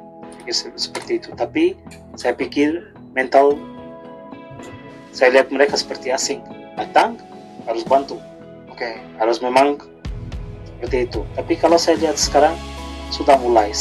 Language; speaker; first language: Indonesian; non-native, learner; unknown